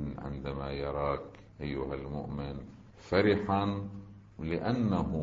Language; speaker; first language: Arabic; native; Arabic